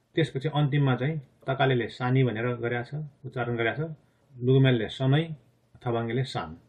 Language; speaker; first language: Nepali; non-native, local second language; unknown